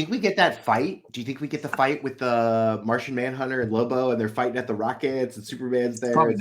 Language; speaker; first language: English; native; English